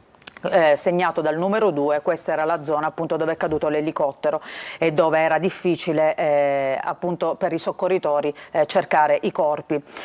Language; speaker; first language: Italian; native; Italian